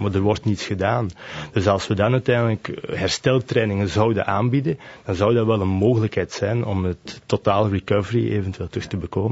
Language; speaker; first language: Dutch; native; Dutch